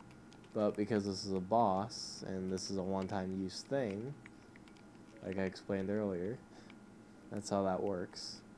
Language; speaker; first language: English; native; English